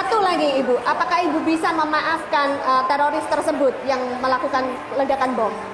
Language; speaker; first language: Indonesian; native; Indonesian